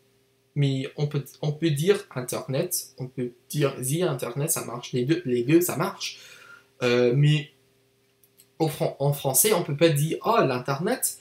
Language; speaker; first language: French; non-native, learner; English